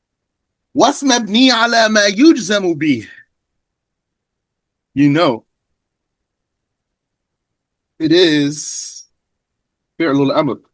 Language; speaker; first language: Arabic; non-native, fluent; English